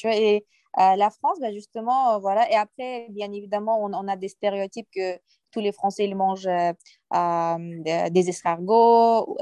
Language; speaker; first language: French; non-native, fluent; Uyghur